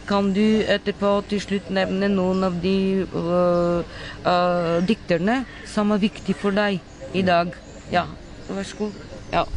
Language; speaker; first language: Norwegian; non-native, fluent; Bulgarian